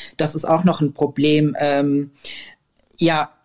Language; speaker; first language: German; non-native, fluent; Arabic